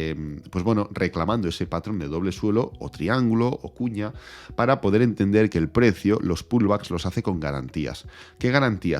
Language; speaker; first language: Spanish; native; Spanish